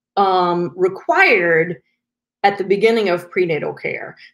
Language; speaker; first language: English; native; English